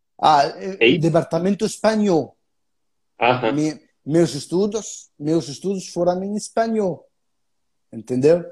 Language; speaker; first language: Portuguese; non-native, fluent; Arabic